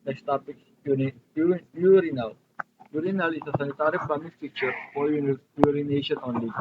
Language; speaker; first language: English; non-native, local second language; Filipino